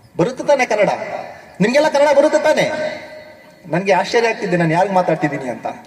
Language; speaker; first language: Kannada; non-native, local second language; Urdu